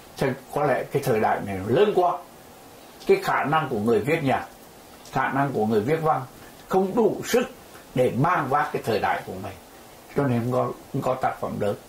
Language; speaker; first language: Vietnamese; native; Vietnamese